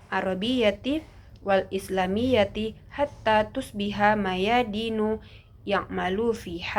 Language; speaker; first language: Arabic; non-native, learner; Indonesian